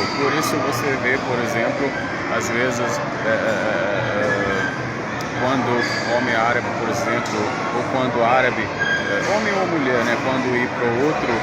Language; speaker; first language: Portuguese; non-native, fluent; Arabic